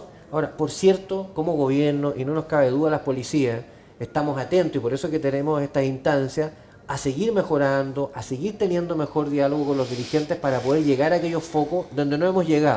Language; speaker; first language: Spanish; native; Spanish